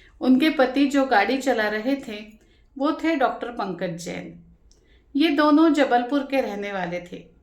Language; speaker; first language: Hindi; non-native, local second language; Marathi